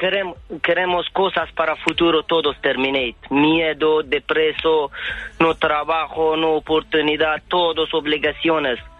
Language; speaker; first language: Spanish; non-native, learner; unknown